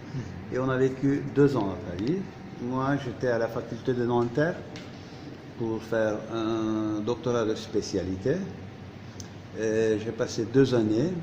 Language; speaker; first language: French; non-native, fluent; Turkish